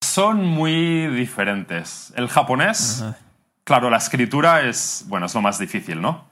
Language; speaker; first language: Spanish; native; Spanish